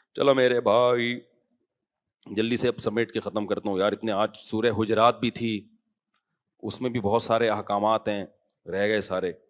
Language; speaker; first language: Urdu; native; Urdu